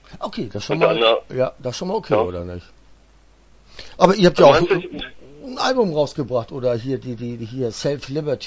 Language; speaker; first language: German; native; German